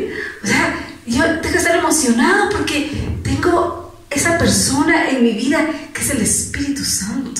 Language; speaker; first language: Spanish; native; Spanish